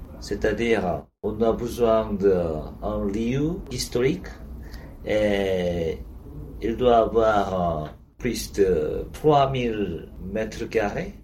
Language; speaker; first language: French; non-native, learner; Korean